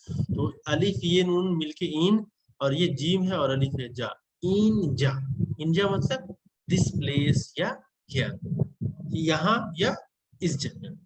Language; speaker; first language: Hindi; native; Hindi